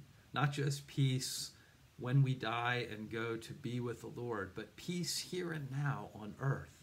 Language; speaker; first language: English; native; English